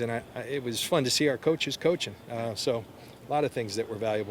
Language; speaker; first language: English; native; English